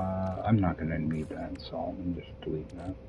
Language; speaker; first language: English; native; English